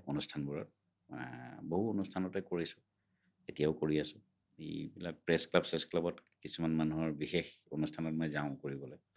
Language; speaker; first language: Assamese; native; Assamese